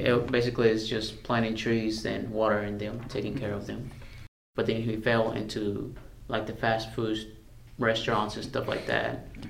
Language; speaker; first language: English; early bilingual, other home language; Spanish